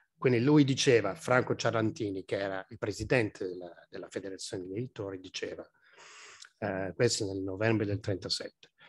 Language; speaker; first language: Italian; non-native, fluent; English